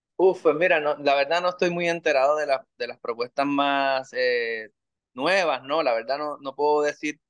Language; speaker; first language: Spanish; native; Spanish